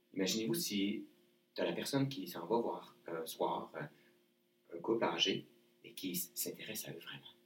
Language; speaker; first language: French; native; French